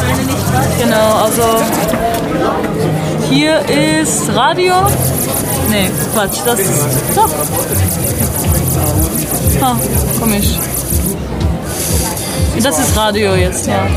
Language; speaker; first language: German; non-native, fluent; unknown